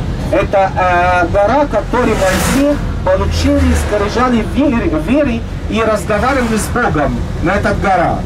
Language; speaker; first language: Russian; non-native, learner; Arabic